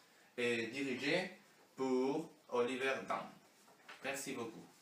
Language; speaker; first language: French; non-native, learner; Spanish